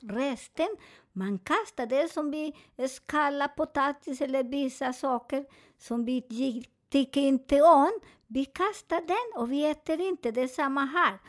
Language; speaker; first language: Swedish; non-native, fluent; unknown